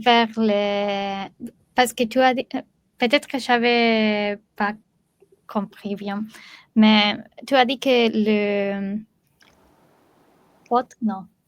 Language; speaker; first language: French; non-native, learner; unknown